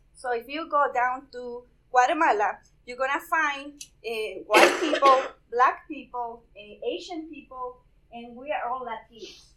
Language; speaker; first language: English; non-native, fluent; Spanish